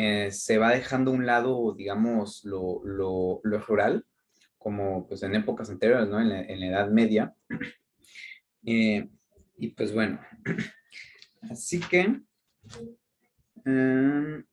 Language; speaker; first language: Spanish; native; Spanish